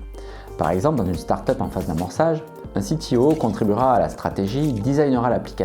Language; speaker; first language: French; native; French